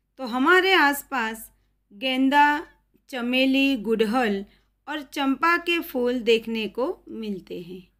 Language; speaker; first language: Hindi; non-native, local second language; Gujarati